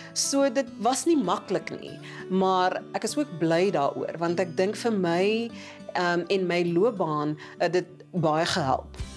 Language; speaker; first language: Afrikaans; non-native, local second language; Northern Sotho